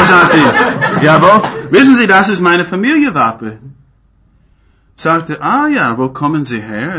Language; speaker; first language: German; non-native, fluent; English